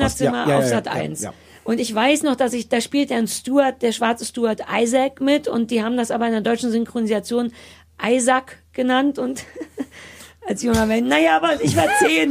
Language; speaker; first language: German; native; German